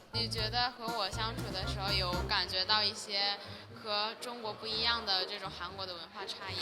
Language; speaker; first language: Chinese; non-native, fluent; Korean